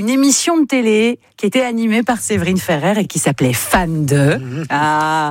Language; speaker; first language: French; native; French